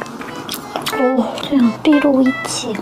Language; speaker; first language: Chinese; non-native, learner; Korean